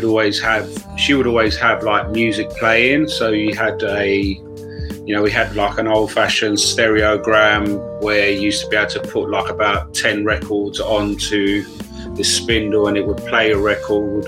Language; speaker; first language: English; native; English